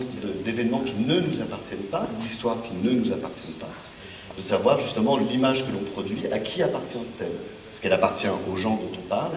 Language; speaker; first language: French; native; French